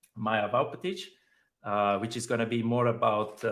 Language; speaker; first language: English; non-native, fluent; Slovenian